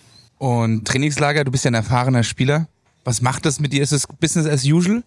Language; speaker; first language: German; native; German